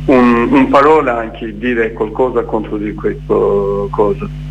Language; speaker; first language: Italian; non-native, learner; Kurdish